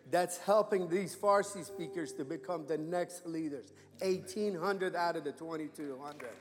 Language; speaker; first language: English; non-native, fluent; Persian